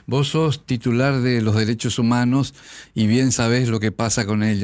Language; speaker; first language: Spanish; native; Spanish